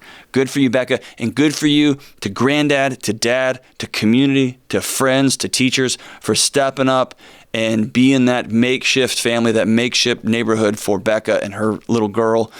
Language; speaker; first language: English; native; English